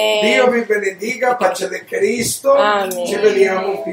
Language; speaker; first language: Italian; non-native, learner; Spanish